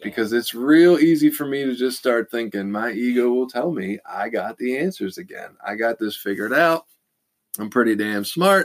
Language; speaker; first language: English; native; English